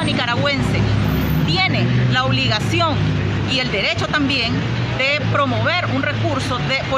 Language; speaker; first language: Spanish; native; Spanish